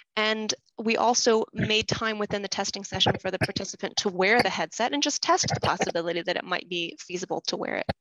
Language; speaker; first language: English; native; English